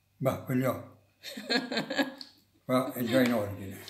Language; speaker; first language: Italian; native; Italian